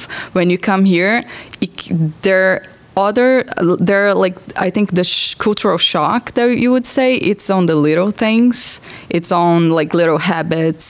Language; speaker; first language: English; non-native, fluent; Portuguese